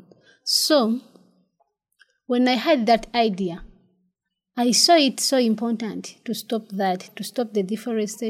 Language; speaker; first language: English; non-native, local second language; Ganda